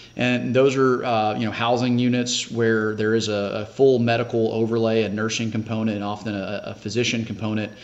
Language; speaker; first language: English; native; English